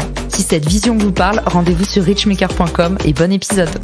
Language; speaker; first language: French; native; French